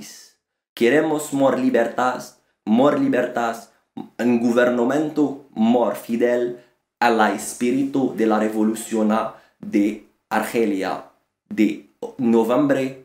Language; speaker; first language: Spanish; non-native, learner; Arabic